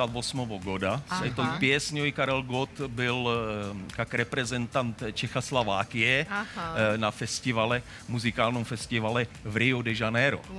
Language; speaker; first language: Russian; non-native, learner; Czech